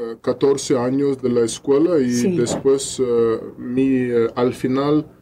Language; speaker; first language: Spanish; non-native, learner; Russian